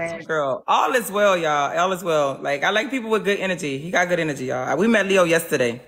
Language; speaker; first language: English; native; English